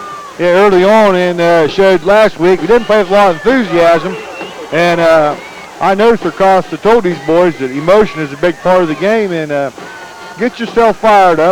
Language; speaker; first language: English; native; English